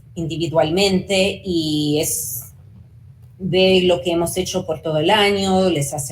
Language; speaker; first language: Spanish; early bilingual, heritage; Spanish